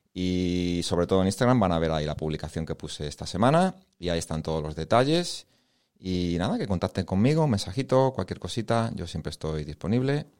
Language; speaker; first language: Spanish; native; Spanish